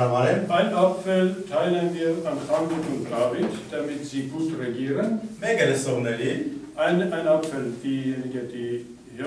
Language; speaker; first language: German; non-native, learner; Armenian